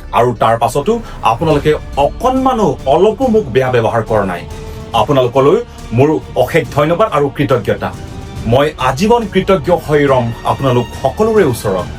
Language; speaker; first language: Assamese; non-native, local second language; Karbi